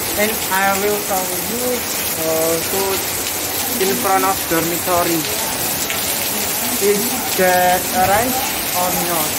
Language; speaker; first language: English; non-native, learner; Indonesian